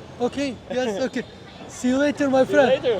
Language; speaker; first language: English; non-native, learner; Turkish